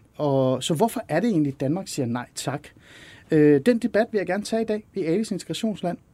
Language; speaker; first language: Danish; early bilingual, other home language; Persian